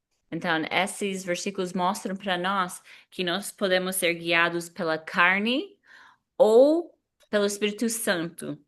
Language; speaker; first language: Portuguese; non-native, fluent; English